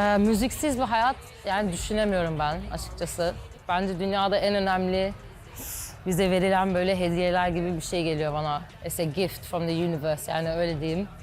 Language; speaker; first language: Turkish; early bilingual, heritage; Turkish